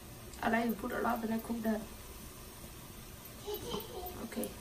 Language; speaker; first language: English; non-native, learner; Thai